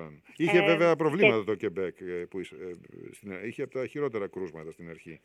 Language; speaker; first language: Greek; native; Greek